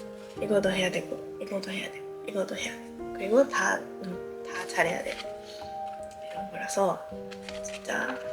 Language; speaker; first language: Korean; non-native, fluent; Japanese